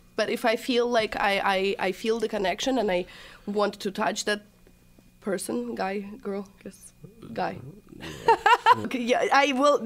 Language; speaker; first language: English; non-native, fluent; Russian